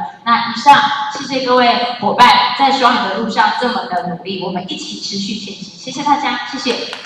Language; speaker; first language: Chinese; native; Chinese